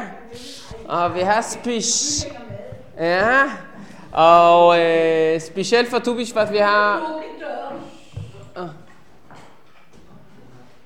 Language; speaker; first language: Danish; non-native, fluent; Hebrew